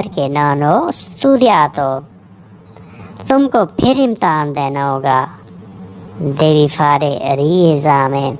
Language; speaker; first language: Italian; non-native, learner; Urdu